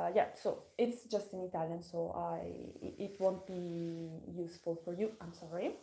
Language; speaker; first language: English; non-native, fluent; Italian